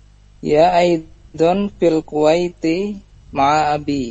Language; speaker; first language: Arabic; non-native, learner; Indonesian